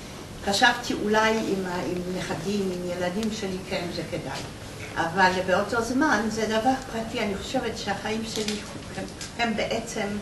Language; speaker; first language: Hebrew; non-native, fluent; Polish